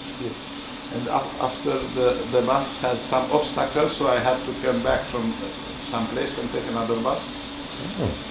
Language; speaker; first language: English; non-native, learner; Hungarian